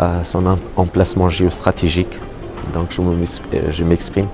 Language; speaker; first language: French; non-native, fluent; Persian